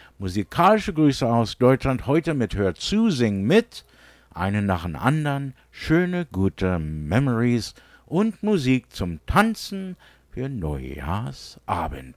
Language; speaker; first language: German; early bilingual, heritage; English